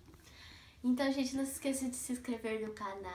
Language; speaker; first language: Portuguese; native; Portuguese